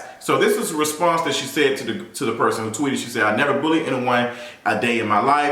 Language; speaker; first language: English; native; English